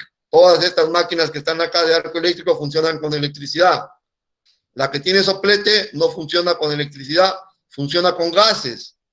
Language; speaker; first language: Spanish; native; Spanish